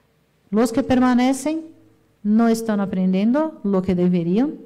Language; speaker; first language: Spanish; non-native, fluent; Portuguese